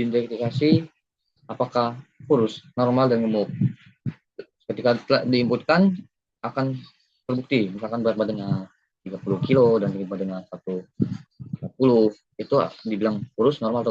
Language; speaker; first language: Indonesian; native; Indonesian